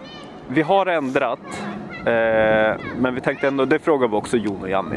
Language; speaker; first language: Swedish; native; Swedish